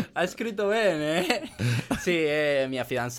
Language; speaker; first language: Italian; non-native, learner; Spanish